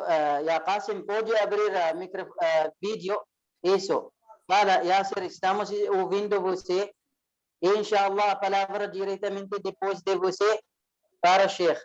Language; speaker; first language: Portuguese; non-native, fluent; Arabic